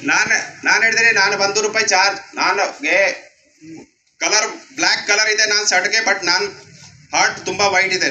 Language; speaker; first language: Kannada; non-native, learner; Hindi